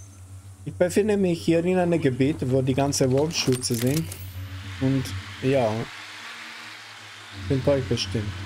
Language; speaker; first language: German; non-native, fluent; Romanian